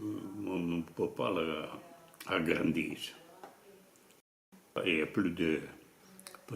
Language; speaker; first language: French; non-native, fluent; Italian